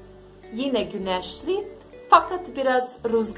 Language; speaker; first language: Turkish; non-native, fluent; Bosnian